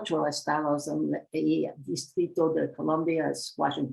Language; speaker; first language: Spanish; non-native, learner; English